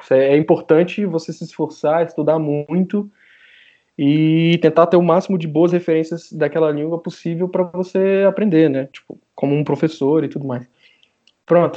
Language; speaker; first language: Portuguese; native; Portuguese